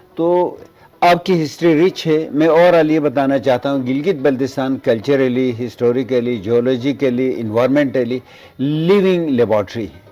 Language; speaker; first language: Urdu; non-native, local second language; Balti